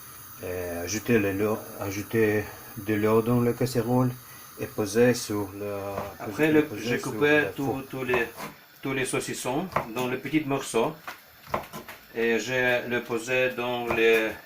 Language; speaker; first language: French; non-native, learner; Ukrainian